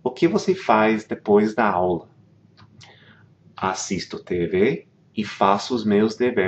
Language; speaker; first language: Portuguese; non-native, fluent; English